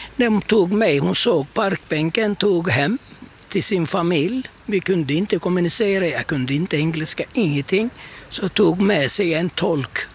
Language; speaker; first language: Swedish; non-native, fluent; Turkish